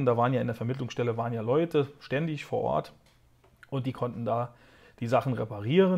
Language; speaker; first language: German; native; German